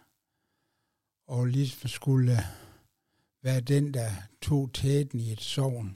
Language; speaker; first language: Danish; native; Danish